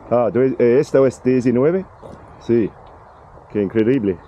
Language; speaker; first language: Spanish; non-native, learner; English